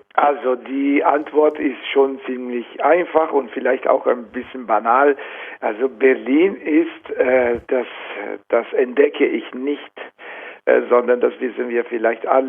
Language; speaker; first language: German; non-native, fluent; Italian